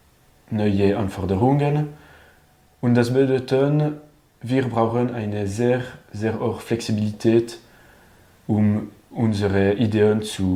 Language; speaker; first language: German; non-native, learner; French